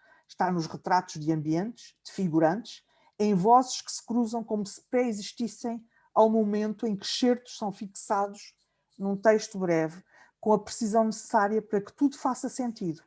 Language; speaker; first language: Portuguese; native; Portuguese